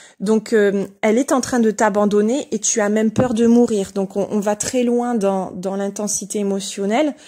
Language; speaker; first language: French; native; French